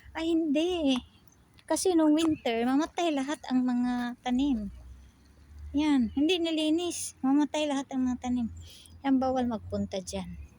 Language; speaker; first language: Filipino; non-native, local second language; Cebuano